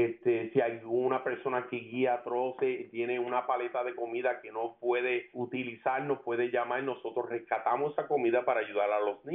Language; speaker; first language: Spanish; early bilingual, heritage; Spanish